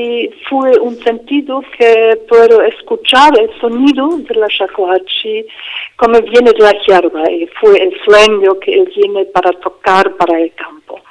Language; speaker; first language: Spanish; non-native, fluent; English